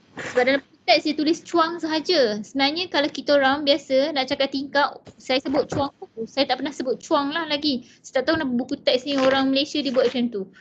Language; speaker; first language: Malay; non-native, local second language; Chinese